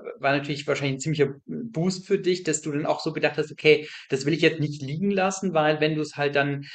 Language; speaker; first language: German; native; German